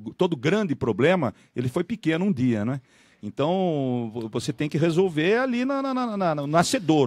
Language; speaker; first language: Portuguese; native; Portuguese